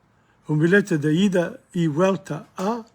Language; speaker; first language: Spanish; non-native, learner; English